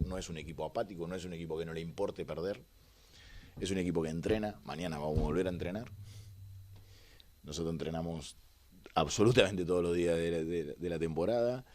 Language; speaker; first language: Spanish; native; Spanish